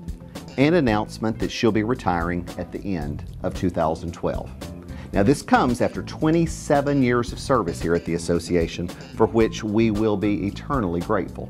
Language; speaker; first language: English; native; English